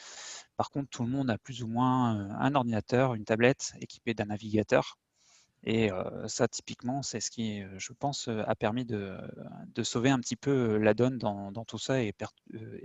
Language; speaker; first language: French; native; French